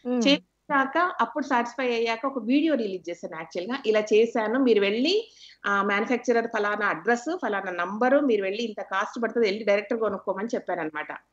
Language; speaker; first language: Telugu; native; Telugu